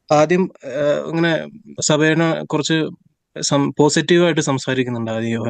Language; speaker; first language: Malayalam; native; Malayalam